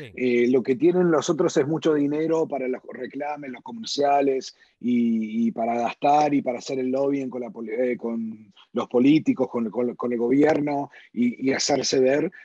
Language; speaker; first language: Spanish; early bilingual, heritage; Spanish